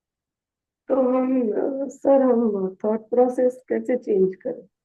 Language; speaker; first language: Hindi; non-native, local second language; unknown